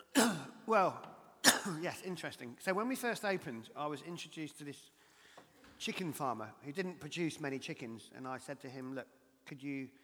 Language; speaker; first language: English; native; English